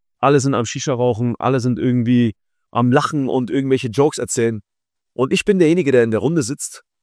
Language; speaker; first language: German; early bilingual, other home language; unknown